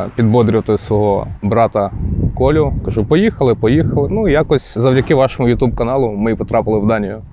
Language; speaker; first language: Ukrainian; native; Ukrainian